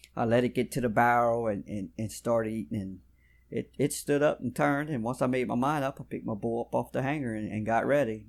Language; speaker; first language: English; native; English